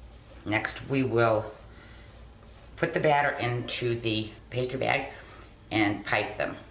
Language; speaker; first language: English; native; English